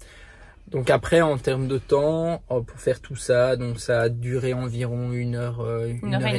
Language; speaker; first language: French; native; French